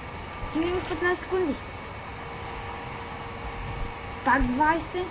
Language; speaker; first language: Bulgarian; native; Bulgarian